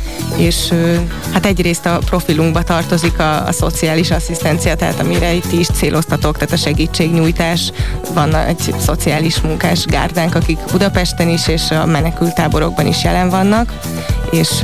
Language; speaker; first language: Hungarian; native; Hungarian